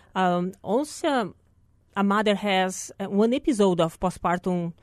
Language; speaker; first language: English; non-native, fluent; Portuguese